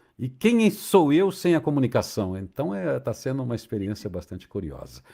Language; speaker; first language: Portuguese; native; Portuguese